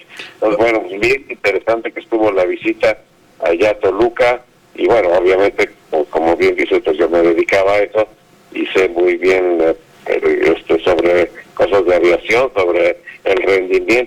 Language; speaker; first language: Spanish; native; Spanish